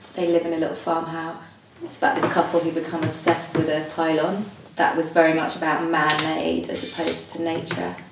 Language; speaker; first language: English; native; English